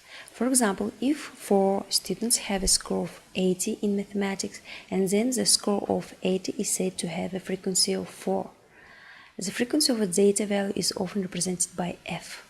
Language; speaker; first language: English; non-native, fluent; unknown